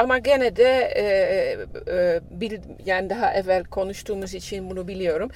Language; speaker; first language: Turkish; non-native, fluent; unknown